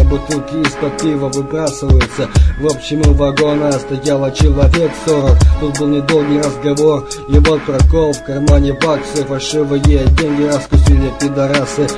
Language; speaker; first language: Russian; native; Russian